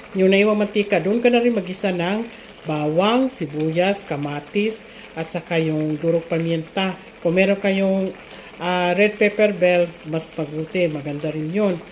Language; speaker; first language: Filipino; non-native, local second language; Cebuano